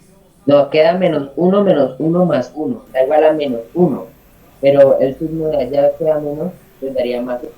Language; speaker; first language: Spanish; native; Spanish